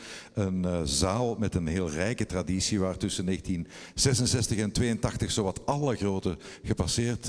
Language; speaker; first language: Dutch; native; Dutch